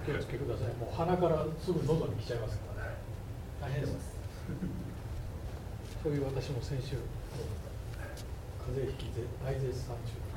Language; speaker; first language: Japanese; native; Japanese